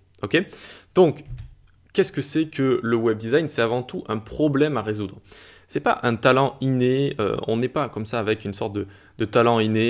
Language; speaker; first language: French; native; French